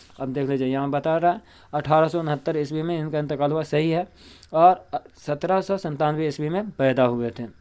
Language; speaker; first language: Urdu; native; Urdu